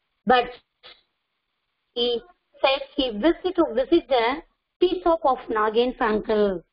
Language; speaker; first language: English; non-native, local second language; Tamil